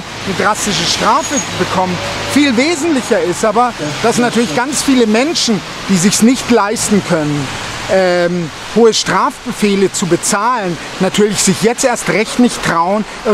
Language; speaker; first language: German; native; German